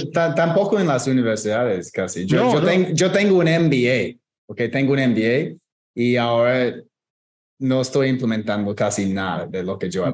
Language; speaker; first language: Spanish; non-native, fluent; English